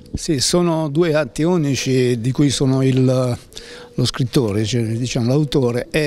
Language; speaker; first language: Italian; native; Italian